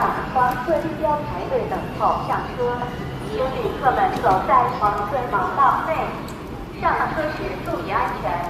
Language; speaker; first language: Chinese; native; Chinese